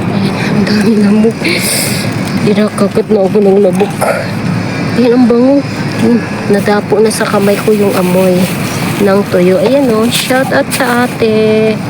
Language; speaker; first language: Filipino; non-native, local second language; Cebuano